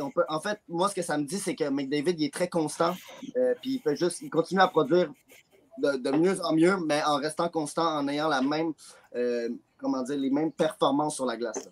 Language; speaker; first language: French; native; French